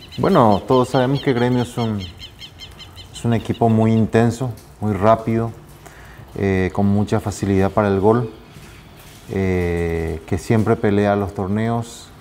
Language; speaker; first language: Spanish; native; Spanish